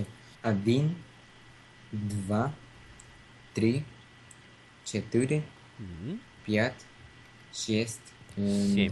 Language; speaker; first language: Russian; non-native, learner; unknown